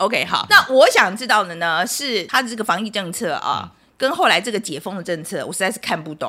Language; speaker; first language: Chinese; native; Chinese